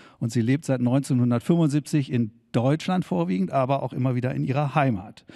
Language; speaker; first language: German; native; German